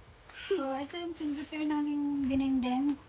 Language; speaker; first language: Filipino; non-native, local second language; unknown